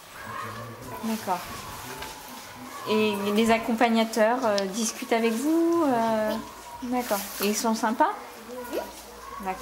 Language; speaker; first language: French; native; French